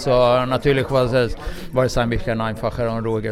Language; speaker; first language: German; non-native, fluent; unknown